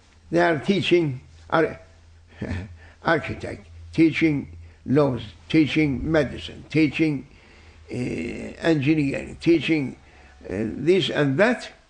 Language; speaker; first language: English; non-native, fluent; Turkish